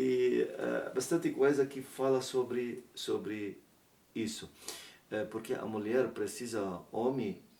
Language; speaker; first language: Portuguese; non-native, learner; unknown